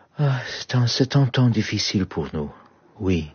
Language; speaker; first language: French; non-native, learner; Polish